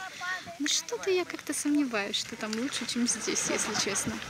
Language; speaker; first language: Russian; native; Russian